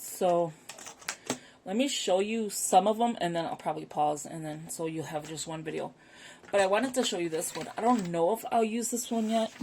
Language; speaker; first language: English; native; English